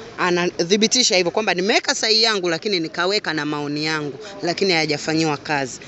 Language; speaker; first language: Swahili; native; Swahili